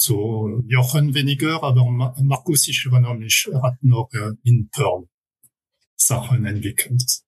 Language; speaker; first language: German; non-native, fluent; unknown